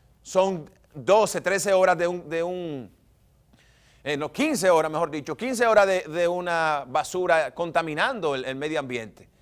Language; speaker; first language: Spanish; native; Spanish